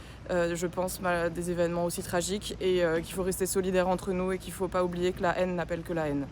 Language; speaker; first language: French; native; French